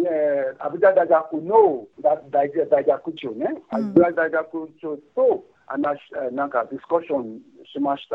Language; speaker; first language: Japanese; non-native, fluent; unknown